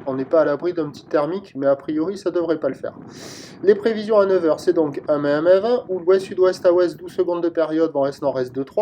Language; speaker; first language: French; native; French